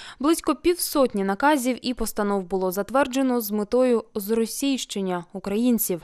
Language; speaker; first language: Ukrainian; native; Ukrainian